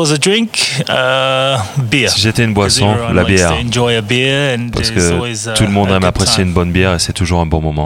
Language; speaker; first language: French; non-native, learner; English